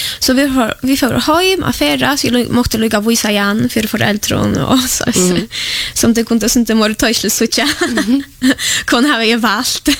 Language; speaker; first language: Swedish; non-native, fluent; Polish